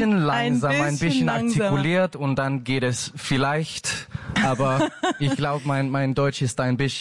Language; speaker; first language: German; non-native, learner; Danish